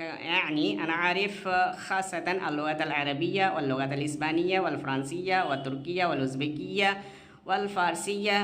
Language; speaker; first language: Arabic; non-native, fluent; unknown